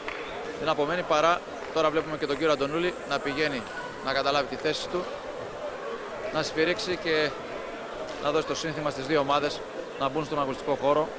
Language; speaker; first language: Greek; native; Greek